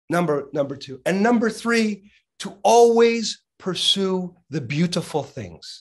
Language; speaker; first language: English; native; English